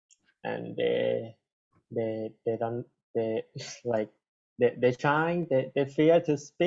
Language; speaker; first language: English; non-native, learner; Thai